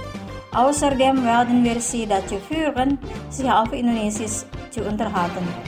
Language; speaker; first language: German; non-native, fluent; Indonesian